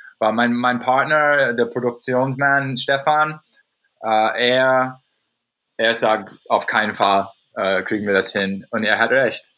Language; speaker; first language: German; non-native, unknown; English